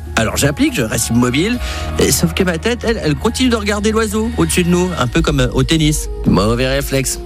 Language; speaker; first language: French; native; French